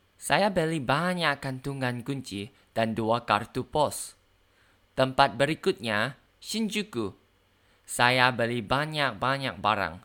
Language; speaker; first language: Indonesian; non-native, learner; Thai